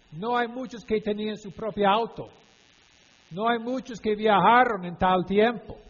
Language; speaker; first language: Spanish; non-native, fluent; English